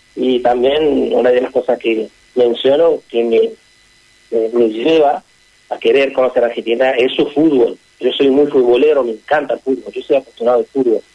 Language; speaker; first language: Spanish; non-native, fluent; Arabic